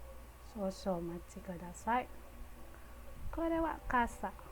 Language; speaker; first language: Japanese; non-native, fluent; Filipino